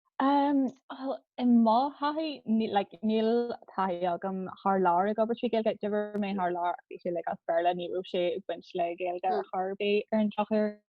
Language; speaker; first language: Irish; non-native, local second language; English